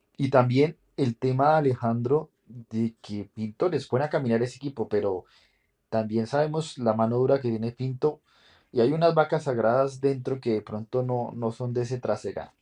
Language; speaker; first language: Spanish; native; Spanish